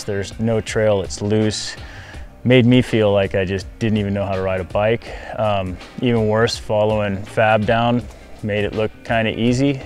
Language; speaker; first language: English; native; English